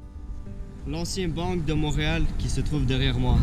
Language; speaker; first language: French; native; French